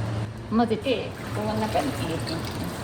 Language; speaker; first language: Japanese; native; Japanese